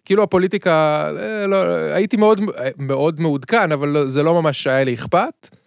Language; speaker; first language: Hebrew; native; Hebrew